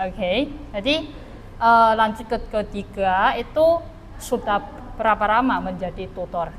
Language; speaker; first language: Indonesian; non-native, fluent; Chinese